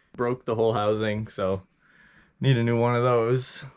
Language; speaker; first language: English; native; English